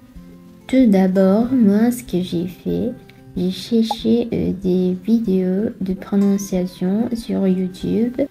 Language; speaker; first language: French; non-native, fluent; Sinhala